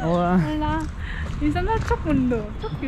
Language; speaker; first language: Turkish; non-native, learner; Korean